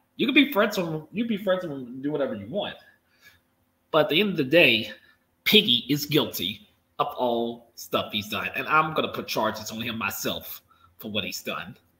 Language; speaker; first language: English; native; English